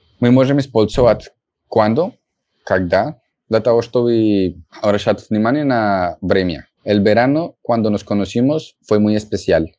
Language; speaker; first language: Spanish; non-native, fluent; Russian